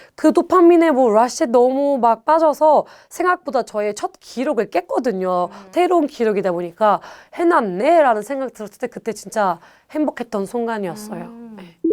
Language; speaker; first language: Korean; non-native, fluent; German